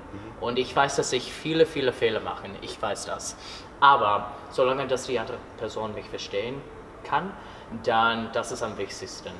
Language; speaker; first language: German; non-native, learner; English